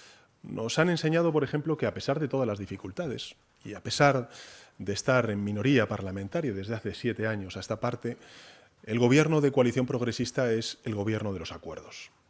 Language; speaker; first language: Spanish; native; Spanish